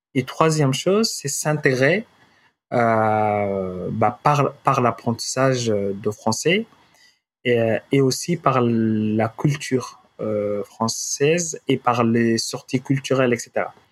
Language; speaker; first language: French; non-native, fluent; Arabic